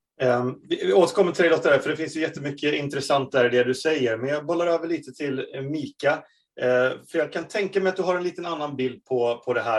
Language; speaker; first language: Swedish; native; Swedish